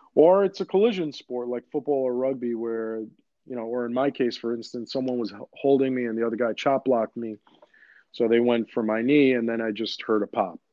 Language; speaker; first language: English; early bilingual, other home language; Greek